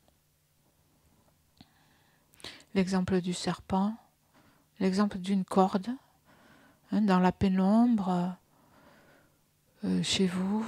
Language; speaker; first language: French; native; French